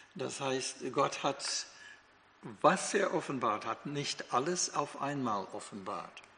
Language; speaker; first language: German; non-native, fluent; English